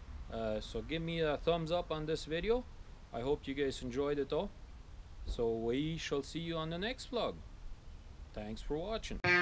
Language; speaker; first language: English; non-native, fluent; Low German